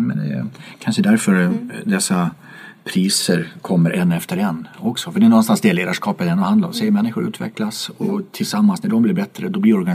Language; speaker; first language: Swedish; native; Swedish